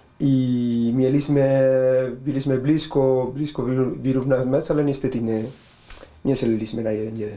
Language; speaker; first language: Polish; non-native, learner; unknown